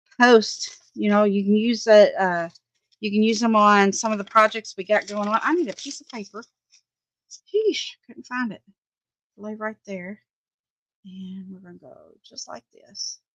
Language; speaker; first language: English; native; English